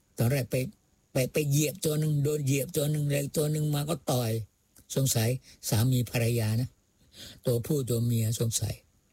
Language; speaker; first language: Thai; non-native, local second language; Malay